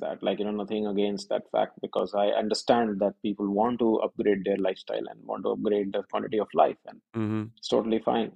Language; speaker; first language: English; non-native, local second language; Hindi